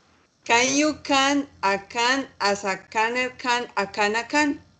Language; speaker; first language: English; non-native, learner; Spanish